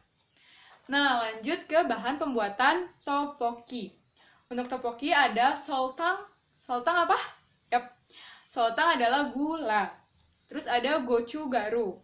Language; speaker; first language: Indonesian; native; Indonesian